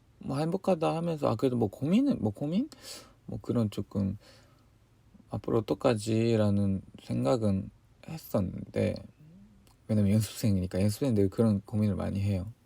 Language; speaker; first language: Korean; non-native, fluent; Japanese